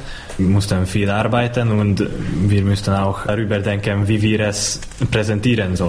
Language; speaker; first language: German; non-native, fluent; Hungarian